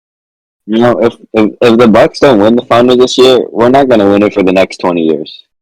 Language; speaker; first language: English; native; English